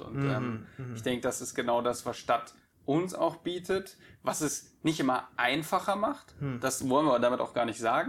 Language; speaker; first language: German; native; German